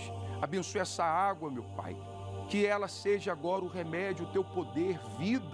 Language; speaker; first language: Portuguese; native; Portuguese